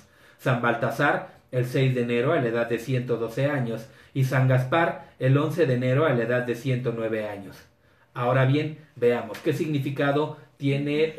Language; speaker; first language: Spanish; native; Spanish